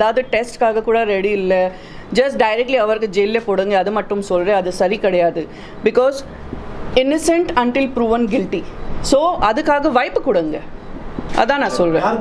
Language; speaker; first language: Tamil; non-native, learner; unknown